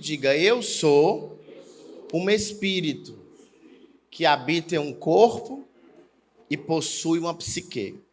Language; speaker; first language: Portuguese; native; Portuguese